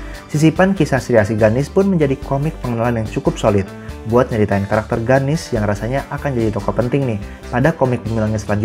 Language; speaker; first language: Indonesian; native; Indonesian